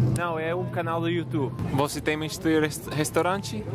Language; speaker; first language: Portuguese; non-native, learner; English